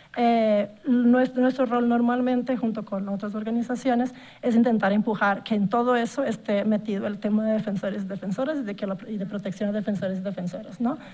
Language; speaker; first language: Spanish; non-native, fluent; Portuguese